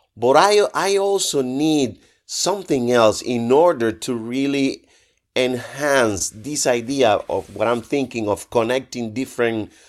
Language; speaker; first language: English; non-native, fluent; Spanish